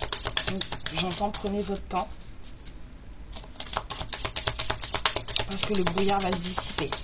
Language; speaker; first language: French; native; French